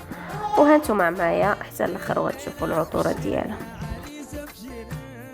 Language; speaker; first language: Arabic; native; Arabic